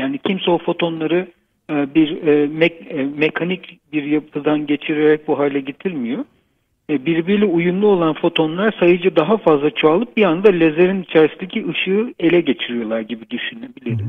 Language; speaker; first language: Turkish; native; Turkish